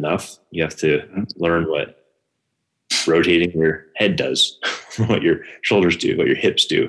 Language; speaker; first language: English; native; English